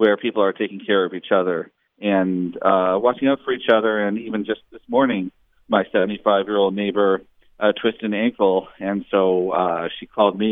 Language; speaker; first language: English; native; English